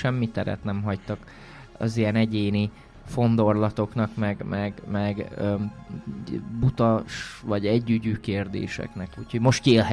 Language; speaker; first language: Hungarian; native; Hungarian